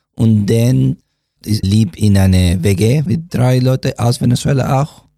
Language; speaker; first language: German; non-native, learner; Spanish